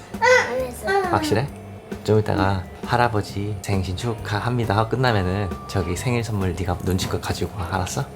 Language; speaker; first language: Korean; native; Korean